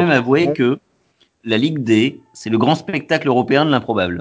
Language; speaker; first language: French; native; French